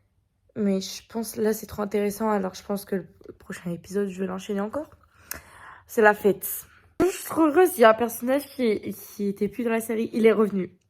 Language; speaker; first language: French; native; French